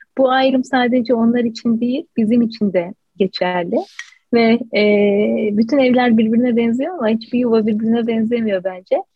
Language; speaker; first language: Turkish; native; Turkish